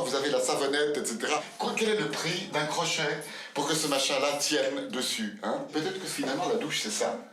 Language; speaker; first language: French; native; French